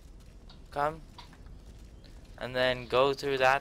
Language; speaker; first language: English; native; English